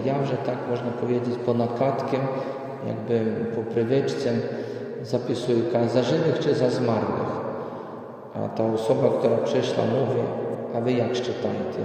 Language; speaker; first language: Polish; non-native, local second language; Ukrainian